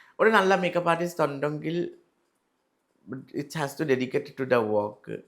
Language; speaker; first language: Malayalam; non-native, learner; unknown